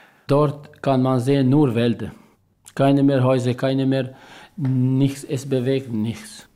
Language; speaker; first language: German; non-native, learner; Albanian